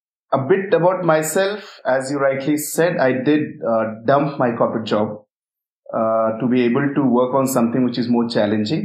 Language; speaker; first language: English; non-native, local second language; Hindi